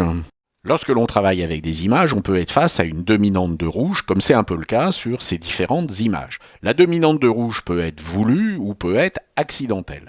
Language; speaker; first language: French; native; French